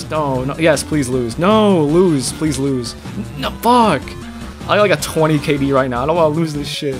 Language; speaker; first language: English; native; English